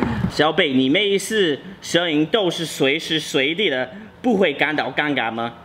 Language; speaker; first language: Chinese; non-native, fluent; English